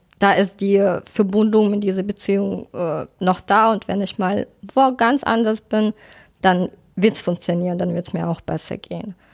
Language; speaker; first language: German; non-native, fluent; Russian